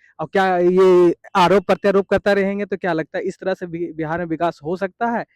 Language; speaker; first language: Hindi; native; Hindi